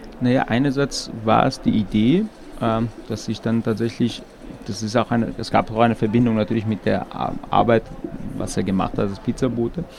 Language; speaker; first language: German; non-native, fluent; Persian